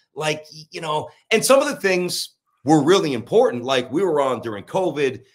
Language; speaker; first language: English; native; English